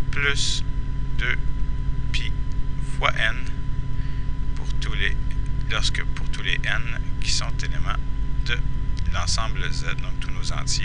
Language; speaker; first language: French; native; French